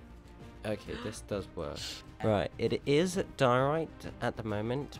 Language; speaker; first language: English; native; English